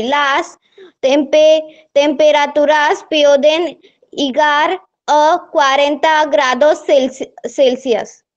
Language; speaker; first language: Spanish; non-native, learner; Marathi